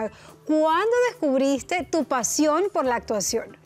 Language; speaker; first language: Spanish; native; Spanish